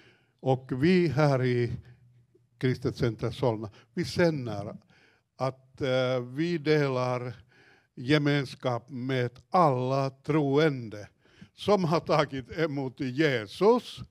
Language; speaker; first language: Swedish; non-native, fluent; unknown